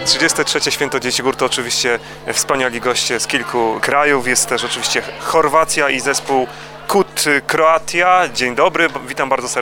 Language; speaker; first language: Polish; native; Polish